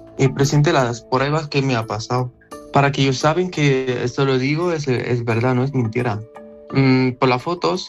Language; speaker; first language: Spanish; non-native, learner; Arabic